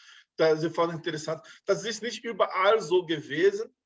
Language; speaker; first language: German; non-native, fluent; Portuguese